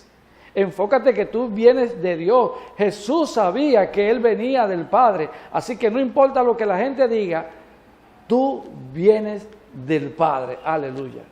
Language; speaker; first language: Spanish; native; Spanish